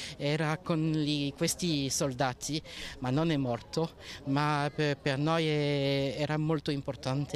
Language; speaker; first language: Italian; non-native, learner; French